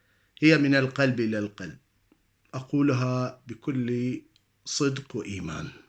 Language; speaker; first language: Arabic; native; Arabic